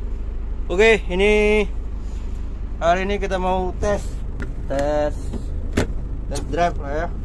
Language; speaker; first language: Indonesian; native; Indonesian